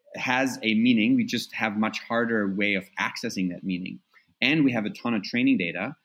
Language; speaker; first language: English; non-native, fluent; German